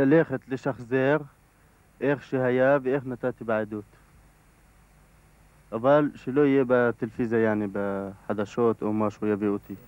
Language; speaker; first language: Hebrew; non-native, local second language; Arabic